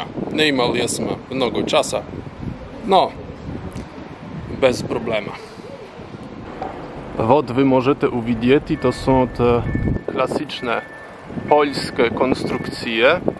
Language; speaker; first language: Polish; non-native, learner; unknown